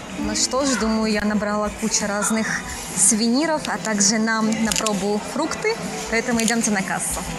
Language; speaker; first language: Russian; native; Russian